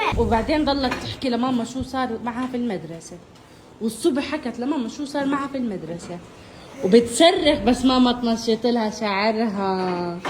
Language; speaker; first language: Arabic; native; Arabic